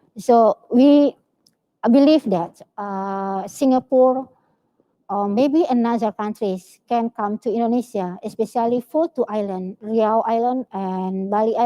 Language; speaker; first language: English; non-native, learner; Indonesian